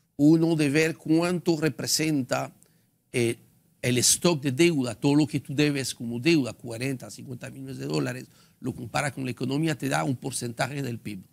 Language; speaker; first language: Spanish; non-native, fluent; French